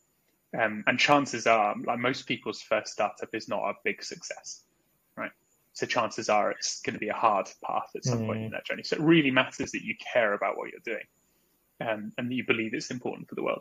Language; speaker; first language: English; native; English